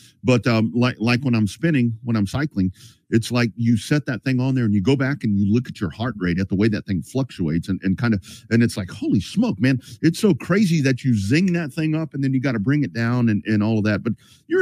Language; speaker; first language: English; native; English